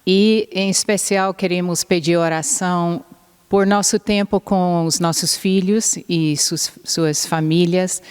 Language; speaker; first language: Portuguese; non-native, fluent; English